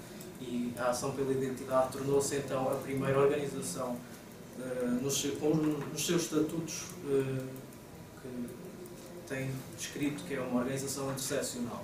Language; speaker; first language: Portuguese; native; Portuguese